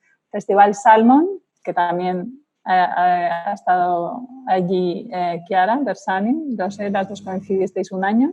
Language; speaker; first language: Spanish; native; Spanish